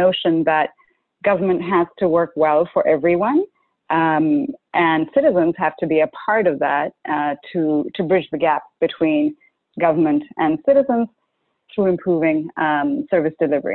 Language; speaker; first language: English; non-native, local second language; Urdu